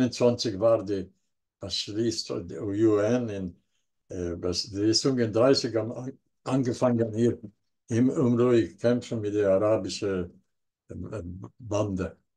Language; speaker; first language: German; non-native, learner; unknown